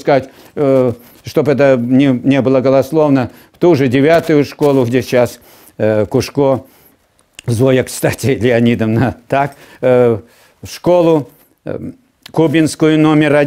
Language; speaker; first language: Russian; native; Russian